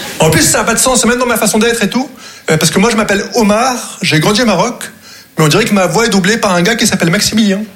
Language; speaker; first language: French; non-native, local second language; Arabic